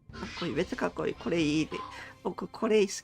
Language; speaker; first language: Japanese; non-native, learner; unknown